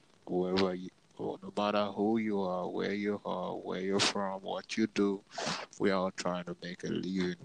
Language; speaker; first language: English; non-native, local second language; Igbo